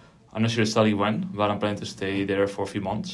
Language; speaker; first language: English; non-native, fluent; Spanish